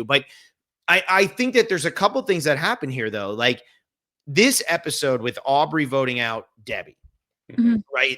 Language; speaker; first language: English; native; English